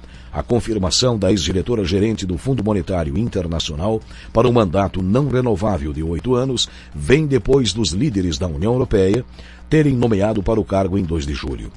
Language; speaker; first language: Portuguese; native; Portuguese